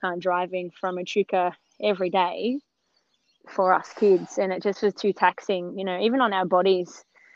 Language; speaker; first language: English; native; English